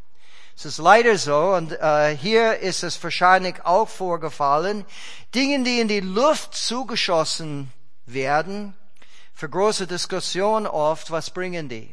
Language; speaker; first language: German; non-native, fluent; English